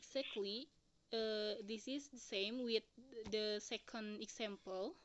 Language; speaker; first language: English; non-native, learner; Indonesian